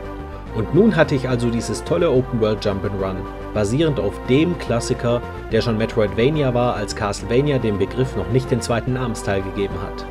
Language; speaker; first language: German; native; German